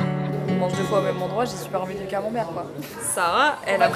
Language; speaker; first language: French; native; French